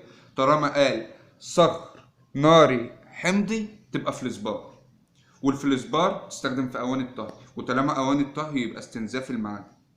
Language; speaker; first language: Arabic; native; Arabic